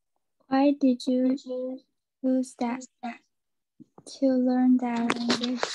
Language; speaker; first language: English; non-native, learner; Chinese